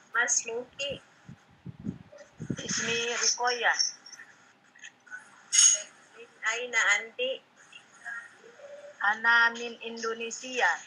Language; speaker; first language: Arabic; non-native, learner; Indonesian